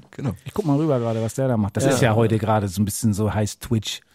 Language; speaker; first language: German; native; German